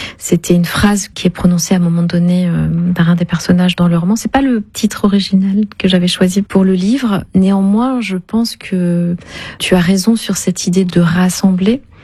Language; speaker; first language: French; non-native, local second language; Kinyarwanda